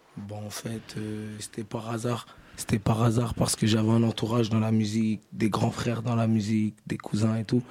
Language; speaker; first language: French; native; French